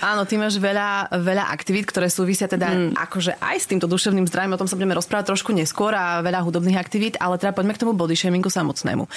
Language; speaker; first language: Slovak; native; Slovak